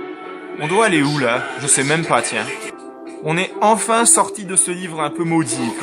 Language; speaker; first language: French; native; French